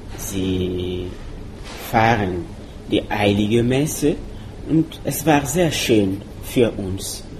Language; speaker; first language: German; non-native, learner; Mossi